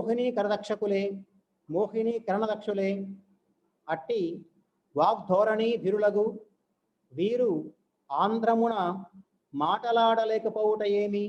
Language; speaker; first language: Telugu; native; Telugu